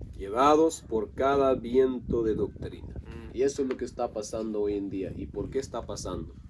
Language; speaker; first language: Spanish; non-native, local second language; Low German